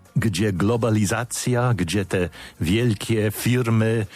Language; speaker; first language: Polish; non-native, fluent; English